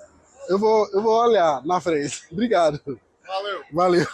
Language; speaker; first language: Portuguese; non-native, learner; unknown